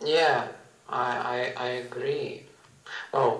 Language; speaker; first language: English; non-native, learner; Russian